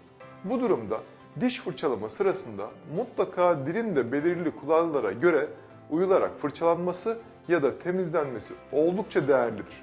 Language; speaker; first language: Turkish; native; Turkish